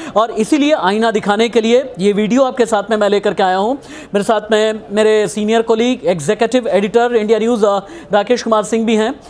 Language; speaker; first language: Hindi; native; Hindi